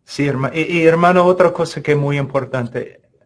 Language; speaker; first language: Spanish; non-native, fluent; English